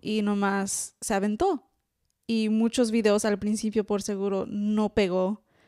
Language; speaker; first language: Spanish; early bilingual, heritage; Spanish